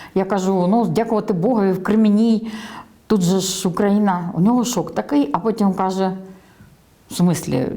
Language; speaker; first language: Ukrainian; native; Ukrainian